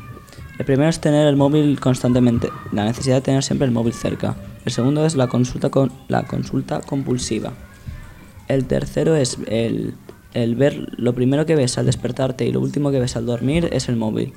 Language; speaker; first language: Spanish; native; Spanish